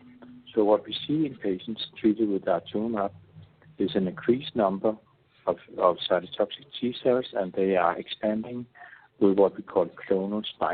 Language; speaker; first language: English; non-native, fluent; Danish